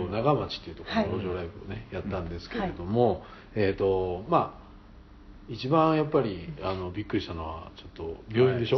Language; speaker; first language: Japanese; native; Japanese